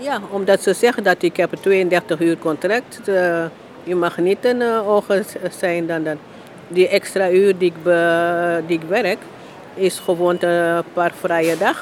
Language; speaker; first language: Dutch; non-native, learner; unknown